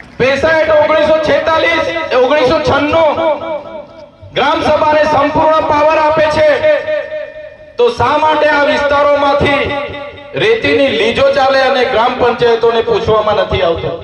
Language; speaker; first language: Gujarati; non-native, local second language; Vasavi